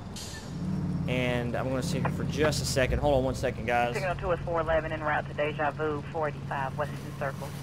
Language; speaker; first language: English; native; English